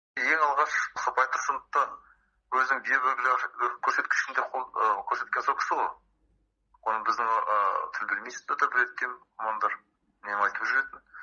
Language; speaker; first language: Kazakh; native; Kazakh